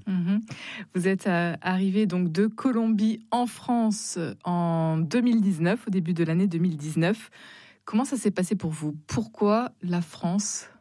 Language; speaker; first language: French; native; French